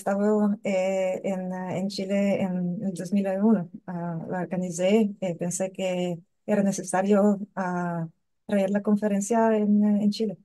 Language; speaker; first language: Spanish; non-native, learner; English